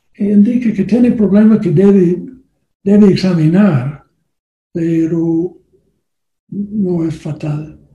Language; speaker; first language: Spanish; non-native, learner; English